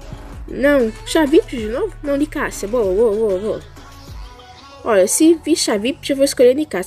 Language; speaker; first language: Portuguese; native; Portuguese